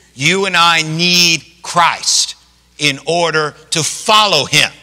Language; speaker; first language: English; native; English